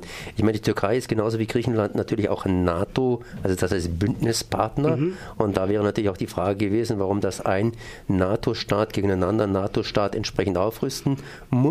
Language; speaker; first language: German; native; German